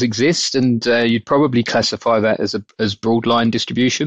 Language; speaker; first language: English; native; English